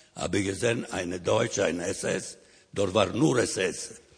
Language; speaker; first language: German; non-native, learner; Ladino